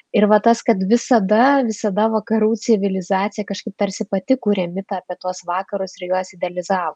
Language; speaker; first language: Lithuanian; native; Lithuanian